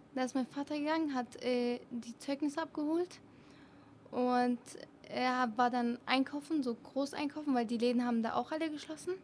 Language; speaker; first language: German; early bilingual, other home language; Arabic